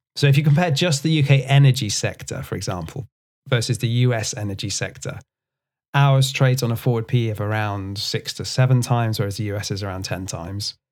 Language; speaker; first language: English; native; English